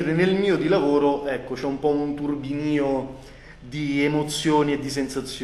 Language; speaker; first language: Italian; native; Italian